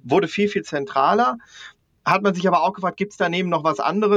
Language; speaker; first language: German; native; German